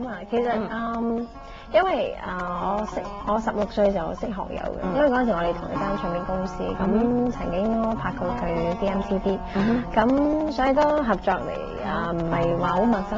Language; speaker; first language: Cantonese; early bilingual, heritage; Cantonese